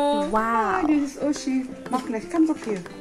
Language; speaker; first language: German; non-native, learner; Filipino